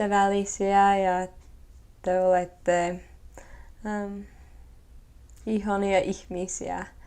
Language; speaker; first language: Finnish; non-native, fluent; English